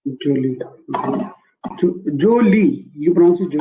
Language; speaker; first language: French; non-native, learner; Hindi